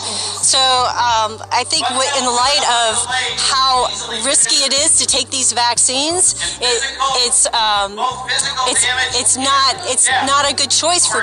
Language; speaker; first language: English; native; English